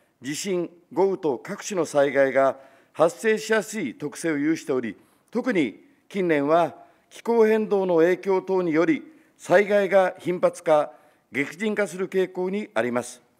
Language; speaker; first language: Japanese; native; Japanese